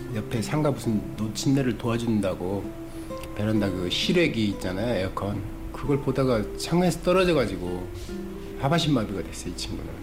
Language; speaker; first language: Korean; native; Korean